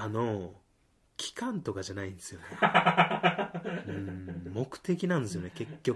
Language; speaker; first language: Japanese; native; Japanese